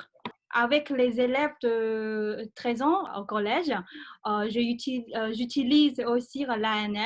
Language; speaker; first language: French; non-native, fluent; Chinese